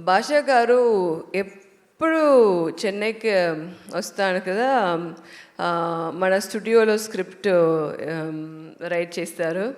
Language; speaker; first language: Telugu; non-native, learner; Tamil